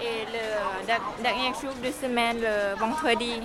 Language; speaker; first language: French; non-native, learner; Lao